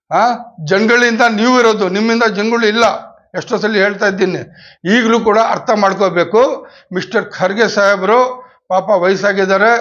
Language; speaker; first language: Kannada; non-native, local second language; Urdu